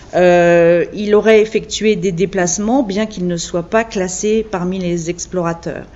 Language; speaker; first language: French; native; French